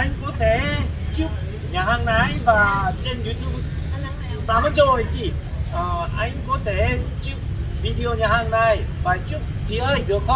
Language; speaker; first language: Vietnamese; non-native, learner; Korean